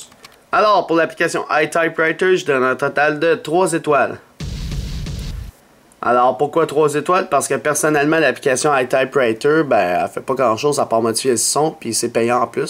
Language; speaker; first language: French; native; French